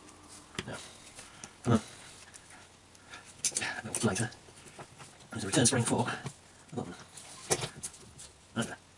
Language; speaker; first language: English; native; English